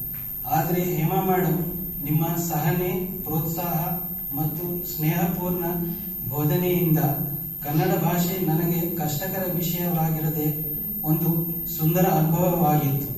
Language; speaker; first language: Kannada; non-native, learner; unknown